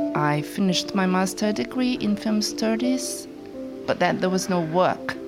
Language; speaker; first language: English; non-native, fluent; Portuguese